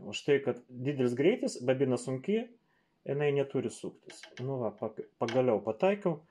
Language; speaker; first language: Lithuanian; non-native, local second language; Russian